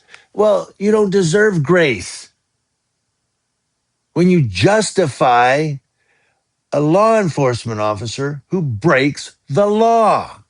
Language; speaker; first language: English; native; English